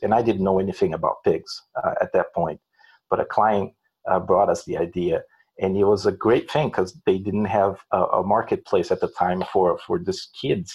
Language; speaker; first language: English; non-native, fluent; Portuguese